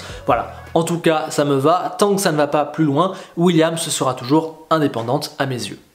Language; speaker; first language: French; native; French